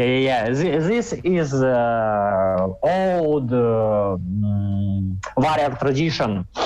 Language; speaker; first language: English; non-native, learner; Russian